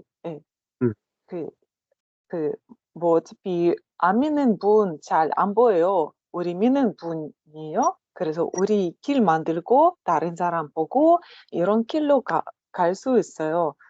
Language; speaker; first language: Korean; non-native, learner; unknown